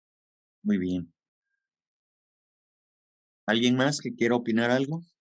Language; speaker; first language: Spanish; native; Spanish